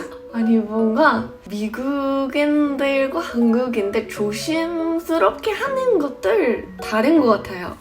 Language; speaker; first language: Korean; non-native, fluent; English